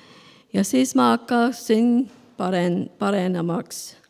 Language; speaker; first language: Estonian; non-native, learner; Spanish